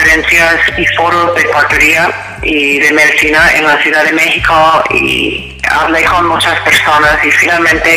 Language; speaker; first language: Spanish; non-native, fluent; English